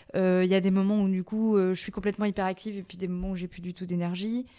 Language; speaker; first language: French; native; French